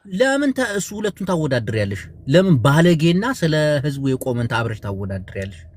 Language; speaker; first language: Amharic; non-native, local second language; Tigrinya